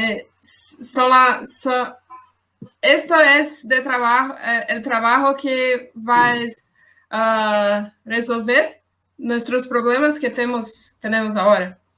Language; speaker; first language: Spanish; non-native, learner; Portuguese